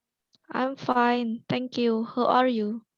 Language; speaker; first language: English; non-native, learner; Indonesian